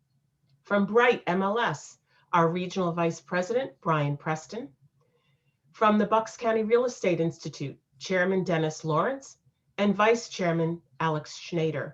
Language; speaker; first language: English; native; English